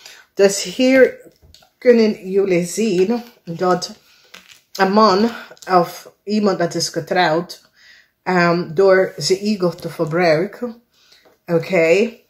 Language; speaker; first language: Dutch; non-native, fluent; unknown